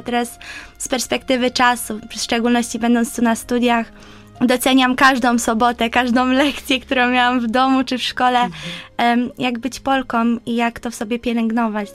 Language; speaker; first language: Polish; early bilingual, heritage; Polish